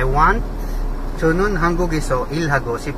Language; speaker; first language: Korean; non-native, learner; Filipino